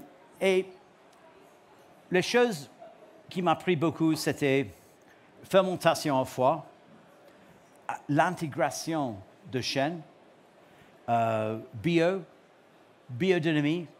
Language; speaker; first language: French; non-native, learner; English